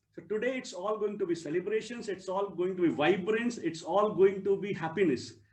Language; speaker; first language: English; non-native, local second language; Hindi